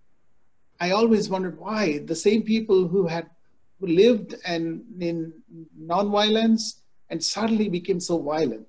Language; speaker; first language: English; non-native, local second language; Telugu